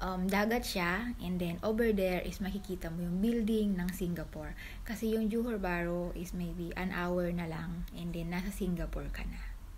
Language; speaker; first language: English; non-native, local second language; Filipino